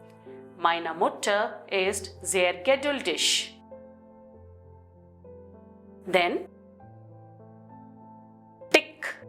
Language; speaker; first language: German; non-native, fluent; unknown